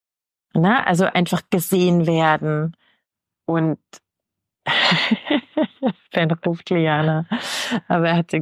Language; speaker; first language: German; native; German